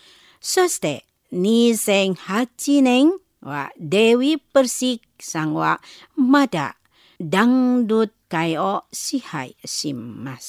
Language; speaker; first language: Japanese; non-native, learner; Indonesian